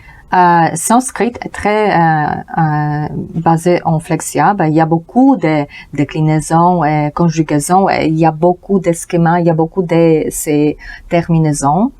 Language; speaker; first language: French; non-native, learner; Polish